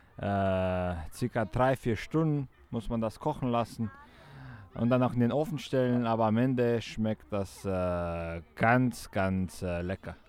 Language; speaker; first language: German; non-native, fluent; Romanian